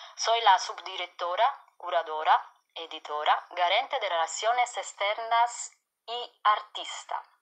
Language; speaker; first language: Spanish; non-native, learner; Italian